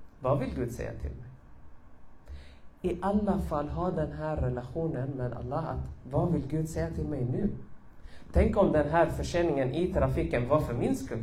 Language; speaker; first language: Swedish; early bilingual, other home language; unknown